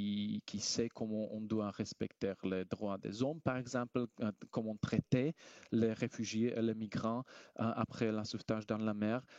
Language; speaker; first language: French; non-native, fluent; Slovak